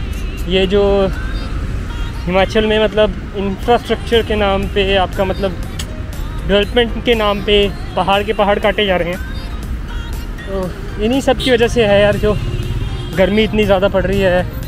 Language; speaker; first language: Hindi; native; Hindi